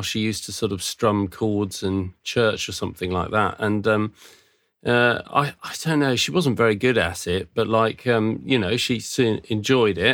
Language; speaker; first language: English; native; English